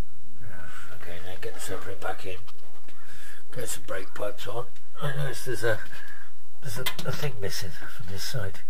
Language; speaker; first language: English; native; English